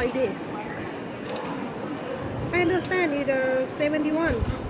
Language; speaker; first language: English; non-native, learner; Thai